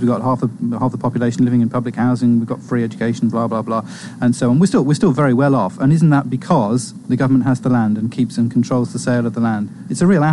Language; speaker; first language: English; native; English